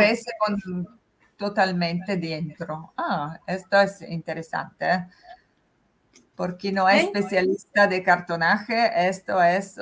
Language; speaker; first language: Spanish; non-native, fluent; Italian